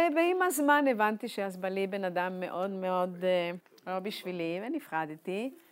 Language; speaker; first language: Hebrew; non-native, fluent; Spanish